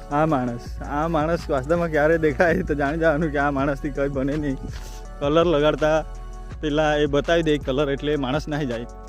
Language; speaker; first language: Gujarati; non-native, local second language; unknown